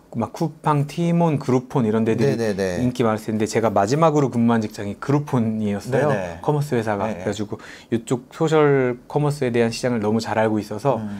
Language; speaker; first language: Korean; native; Korean